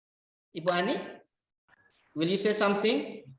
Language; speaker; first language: English; non-native, fluent; Indonesian